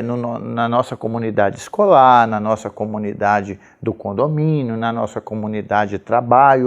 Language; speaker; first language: Portuguese; native; Portuguese